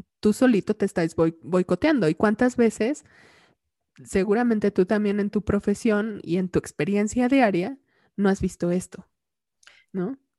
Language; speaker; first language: Spanish; native; Spanish